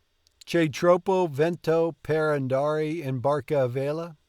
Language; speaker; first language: Italian; non-native, learner; English